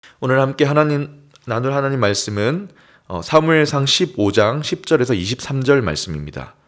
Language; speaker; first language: Korean; native; Korean